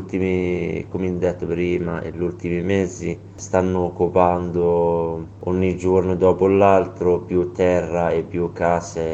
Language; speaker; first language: Italian; non-native, learner; Arabic